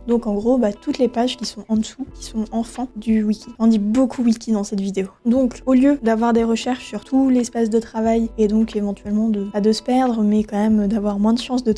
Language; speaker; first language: French; native; French